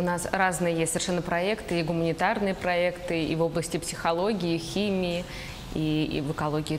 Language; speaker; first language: Russian; native; Russian